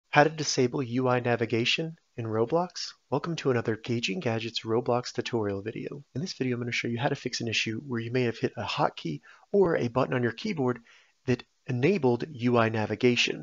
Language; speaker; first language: English; native; English